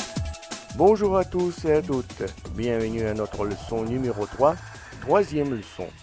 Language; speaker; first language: French; non-native, fluent; Russian